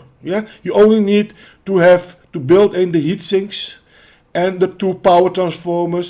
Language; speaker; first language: English; non-native, fluent; Dutch